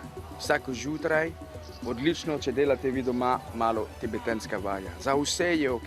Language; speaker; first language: Slovenian; non-native, learner; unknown